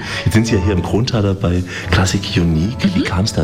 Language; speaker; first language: German; native; German